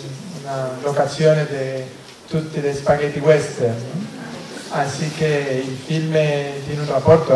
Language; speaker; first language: Italian; non-native, learner; Spanish